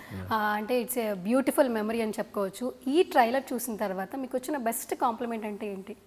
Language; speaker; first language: Telugu; native; Telugu